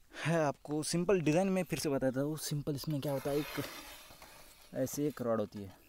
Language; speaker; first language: Hindi; non-native, local second language; Marathi